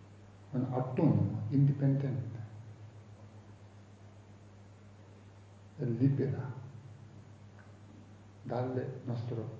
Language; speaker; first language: Italian; non-native, fluent; Tibetan